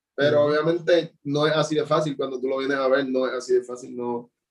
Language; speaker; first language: Spanish; native; Spanish